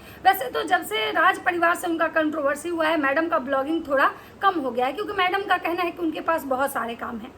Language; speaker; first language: Hindi; native; Hindi